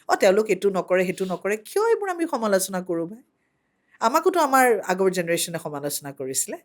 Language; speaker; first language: Assamese; non-native, local second language; Bangla